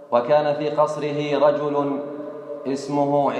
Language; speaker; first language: Arabic; native; Arabic